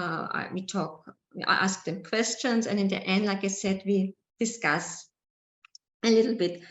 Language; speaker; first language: English; non-native, learner; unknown